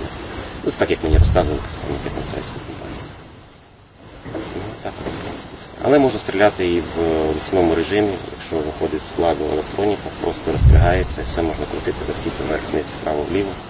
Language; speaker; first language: Ukrainian; native; Ukrainian